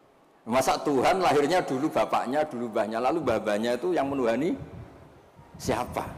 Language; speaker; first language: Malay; non-native, local second language; Javanese